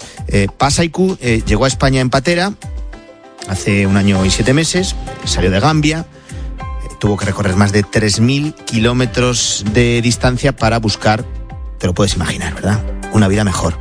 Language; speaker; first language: Spanish; native; Spanish